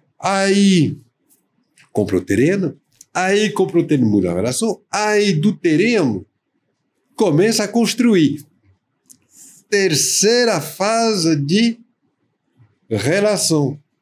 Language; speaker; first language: Portuguese; non-native, fluent; French